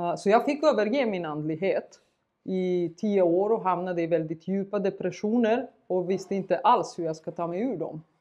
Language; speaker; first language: Swedish; non-native, fluent; Bulgarian